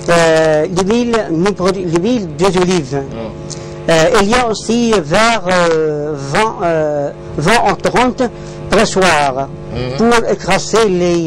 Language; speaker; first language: French; non-native, learner; Arabic